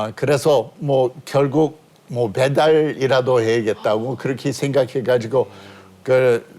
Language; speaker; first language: Korean; non-native, fluent; English